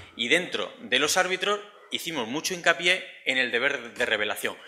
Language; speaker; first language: Spanish; native; Spanish